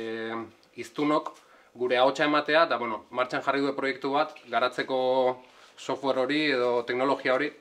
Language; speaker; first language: Basque; native; Basque